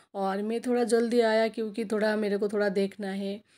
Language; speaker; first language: Hindi; non-native, local second language; Bangla